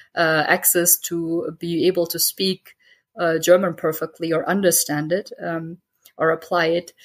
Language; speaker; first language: English; early bilingual, heritage; German